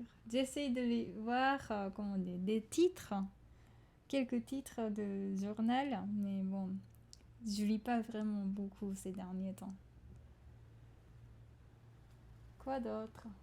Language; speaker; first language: French; non-native, fluent; Japanese